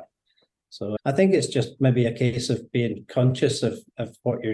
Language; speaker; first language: English; native; English